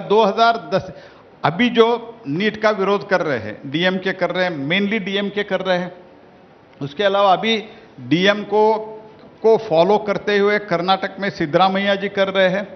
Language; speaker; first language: Hindi; non-native, local second language; Kannada